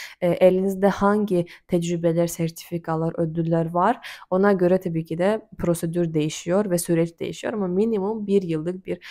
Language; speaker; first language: Turkish; non-native, fluent; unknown